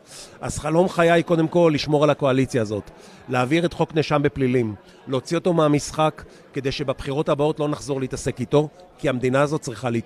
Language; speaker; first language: Hebrew; native; Hebrew